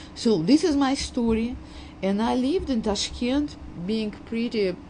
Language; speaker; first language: English; non-native, fluent; Uzbek